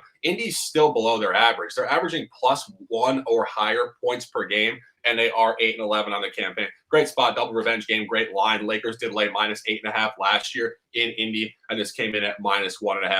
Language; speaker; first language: English; native; English